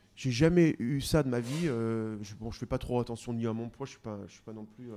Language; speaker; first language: French; native; French